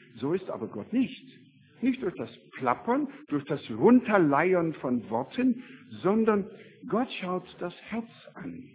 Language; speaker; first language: German; non-native, fluent; English